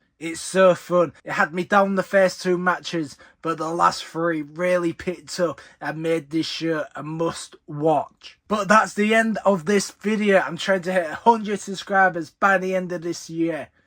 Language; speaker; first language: English; native; English